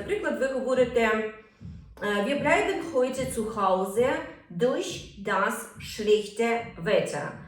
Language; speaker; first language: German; non-native, fluent; Ukrainian